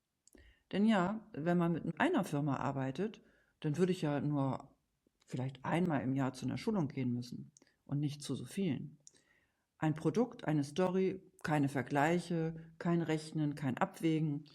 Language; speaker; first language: German; native; German